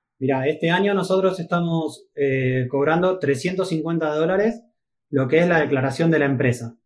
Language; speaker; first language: Spanish; native; Spanish